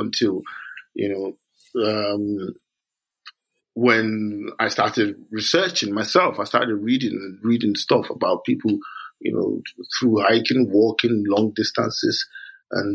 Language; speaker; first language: English; non-native, local second language; Yoruba